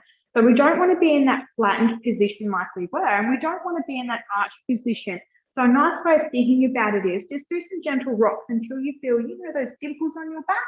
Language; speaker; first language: English; native; English